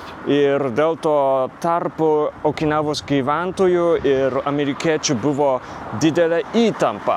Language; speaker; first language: Lithuanian; non-native, fluent; Japanese